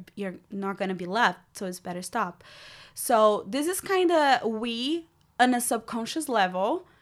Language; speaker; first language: English; non-native, fluent; Portuguese